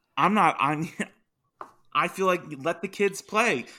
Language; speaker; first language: English; native; English